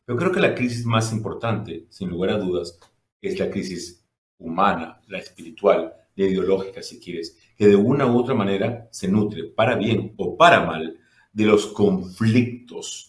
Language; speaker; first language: Spanish; native; Spanish